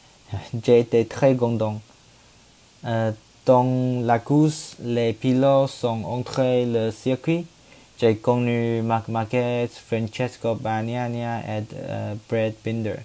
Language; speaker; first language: French; non-native, learner; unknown